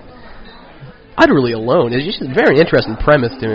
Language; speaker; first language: English; native; English